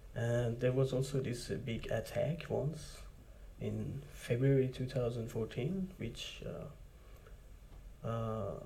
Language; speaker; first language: English; non-native, fluent; Persian